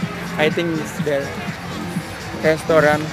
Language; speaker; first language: English; non-native, learner; Indonesian